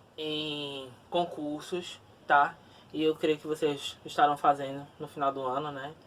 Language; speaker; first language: Portuguese; native; Portuguese